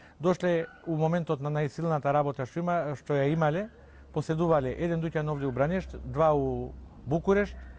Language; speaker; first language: Macedonian; native; Macedonian